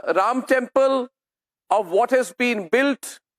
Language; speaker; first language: English; non-native, local second language; Hindi